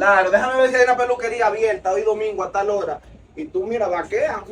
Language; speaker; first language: Spanish; native; Spanish